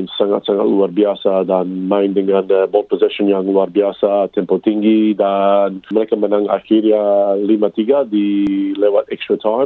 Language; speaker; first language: Indonesian; non-native, fluent; English